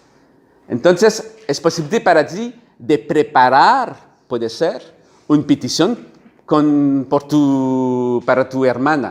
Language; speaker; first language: Spanish; non-native, learner; French